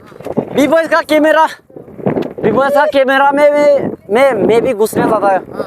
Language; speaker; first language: Hindi; non-native, local second language; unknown